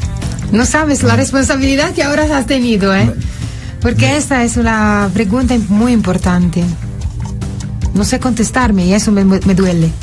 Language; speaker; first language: Spanish; non-native, fluent; Italian